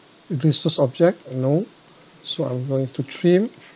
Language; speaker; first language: English; non-native, local second language; Malay